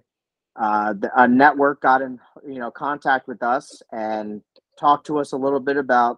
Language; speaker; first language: English; native; English